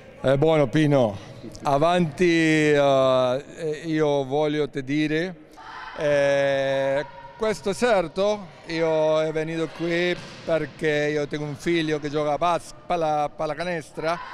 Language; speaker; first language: Italian; non-native, learner; Spanish